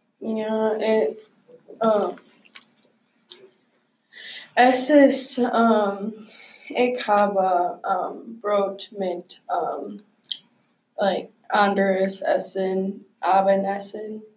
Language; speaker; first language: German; non-native, learner; English